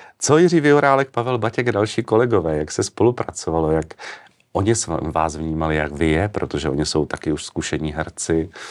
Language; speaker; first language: Czech; native; Czech